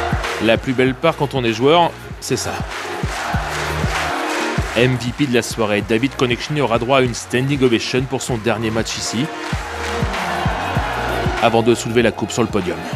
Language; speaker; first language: French; native; French